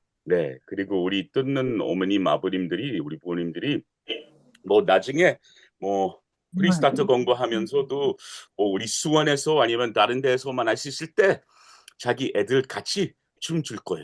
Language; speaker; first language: Korean; non-native, learner; English